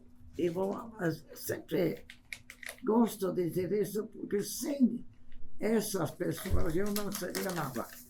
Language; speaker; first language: Portuguese; non-native, fluent; English